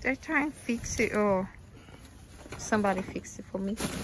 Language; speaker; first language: English; non-native, learner; Portuguese